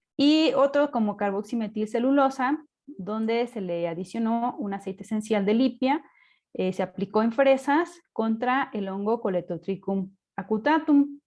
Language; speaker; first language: Spanish; native; Spanish